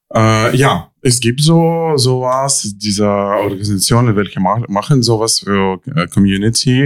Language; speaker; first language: German; non-native, learner; Ukrainian